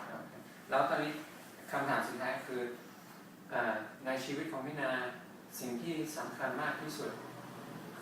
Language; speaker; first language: Thai; non-native, fluent; English